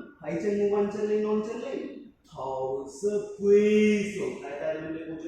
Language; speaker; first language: Vietnamese; non-native, learner; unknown